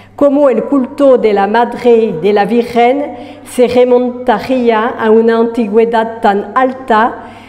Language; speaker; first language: Spanish; non-native, fluent; French